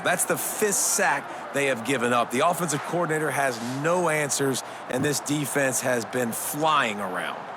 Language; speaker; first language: English; native; English